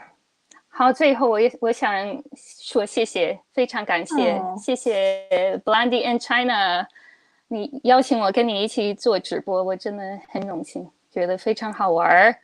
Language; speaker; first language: Chinese; non-native, fluent; English